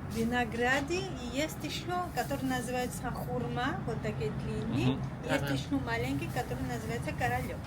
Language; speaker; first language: Russian; non-native, learner; Georgian